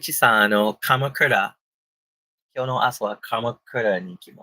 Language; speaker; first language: Japanese; non-native, learner; English